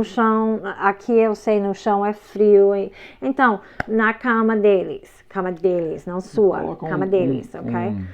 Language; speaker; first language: Portuguese; non-native, fluent; English